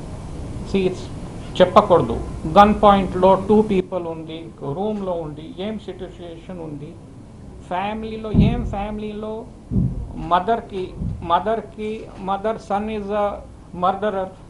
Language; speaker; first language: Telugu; early bilingual, heritage; Telugu